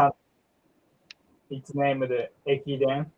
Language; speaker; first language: English; non-native, learner; Japanese